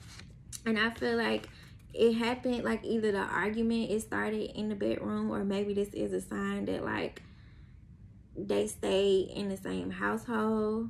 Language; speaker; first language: English; native; English